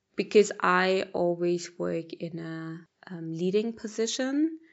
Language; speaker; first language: English; non-native, fluent; German